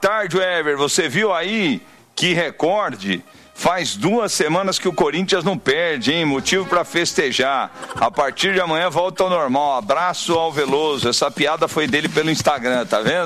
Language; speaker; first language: Portuguese; native; Portuguese